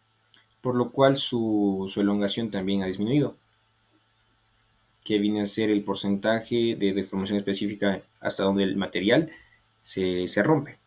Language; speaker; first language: Spanish; native; Spanish